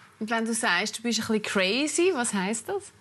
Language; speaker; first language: German; native; German